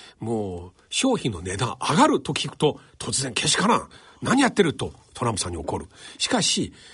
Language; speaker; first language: Japanese; non-native, fluent; Chinese